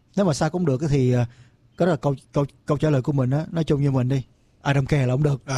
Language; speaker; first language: Vietnamese; early bilingual, heritage; Vietnamese